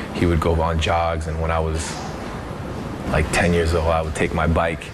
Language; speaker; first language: English; early bilingual, other home language; French